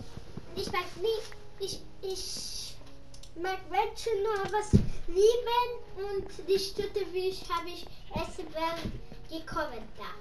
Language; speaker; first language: German; non-native, learner; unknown